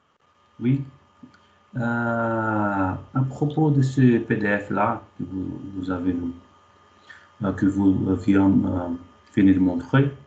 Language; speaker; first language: French; non-native, fluent; Portuguese